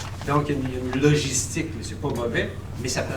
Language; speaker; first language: French; native; French